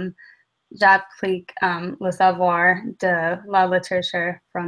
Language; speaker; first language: French; non-native, learner; English